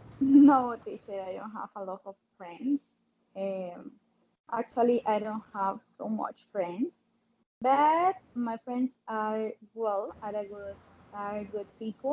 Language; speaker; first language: English; non-native, learner; Spanish